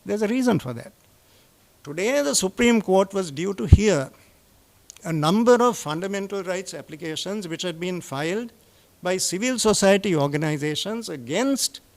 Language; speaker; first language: English; non-native, local second language; Sinhala